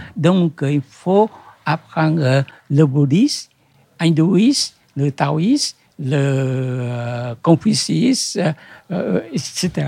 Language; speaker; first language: French; non-native, fluent; Vietnamese